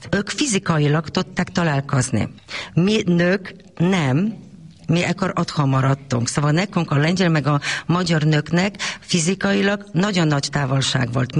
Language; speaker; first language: Hungarian; non-native, fluent; Polish